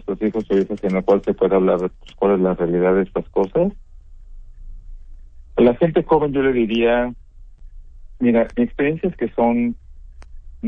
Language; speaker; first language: Spanish; native; Spanish